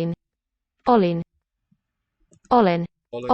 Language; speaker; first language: Finnish; non-native, learner; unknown